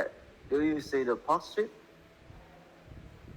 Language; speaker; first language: English; non-native, learner; Vietnamese